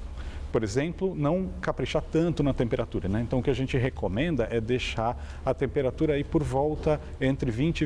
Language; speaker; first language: Portuguese; native; Portuguese